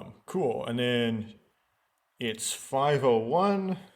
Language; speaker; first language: English; native; English